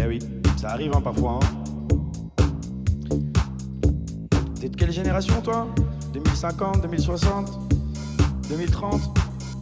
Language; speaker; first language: French; non-native, local second language; Arabic